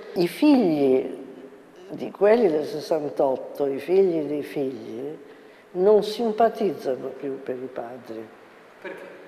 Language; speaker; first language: Italian; native; Italian